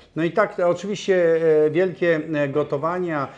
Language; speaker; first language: Polish; native; Polish